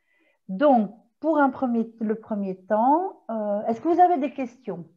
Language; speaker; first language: French; native; French